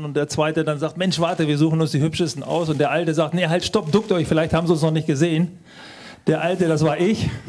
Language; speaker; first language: German; native; German